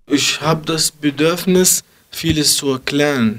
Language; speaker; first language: German; early bilingual, other home language; Arabic